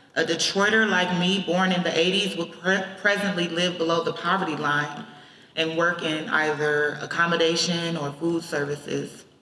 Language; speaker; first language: English; native; English